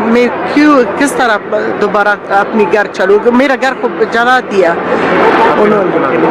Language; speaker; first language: Hindi; non-native, learner; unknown